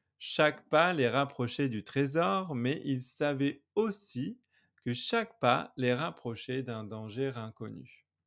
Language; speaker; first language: French; native; French